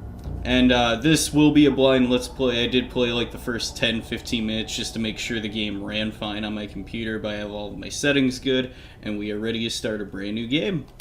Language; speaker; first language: English; native; English